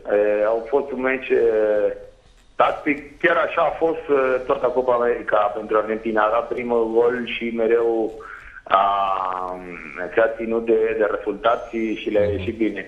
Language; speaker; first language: Romanian; non-native, fluent; Spanish